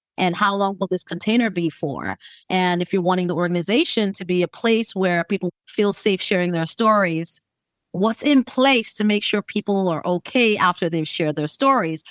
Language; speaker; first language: English; native; English